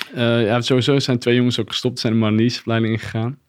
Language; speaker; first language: Dutch; native; Dutch